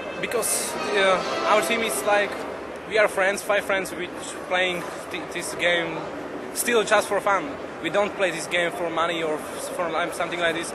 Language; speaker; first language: English; non-native, learner; Bulgarian